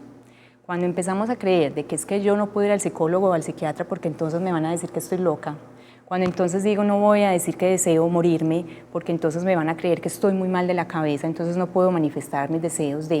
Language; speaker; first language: Spanish; native; Spanish